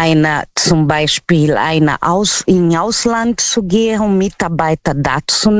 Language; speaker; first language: German; non-native, learner; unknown